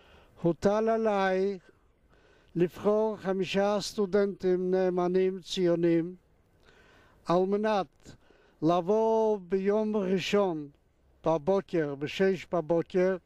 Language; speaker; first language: Hebrew; non-native, fluent; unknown